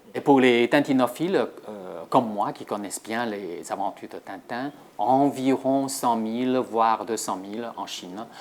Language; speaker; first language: French; non-native, fluent; Chinese